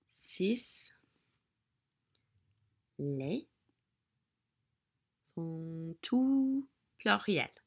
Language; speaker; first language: French; non-native, fluent; English